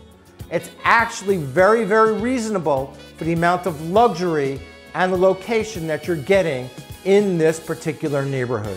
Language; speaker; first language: English; native; English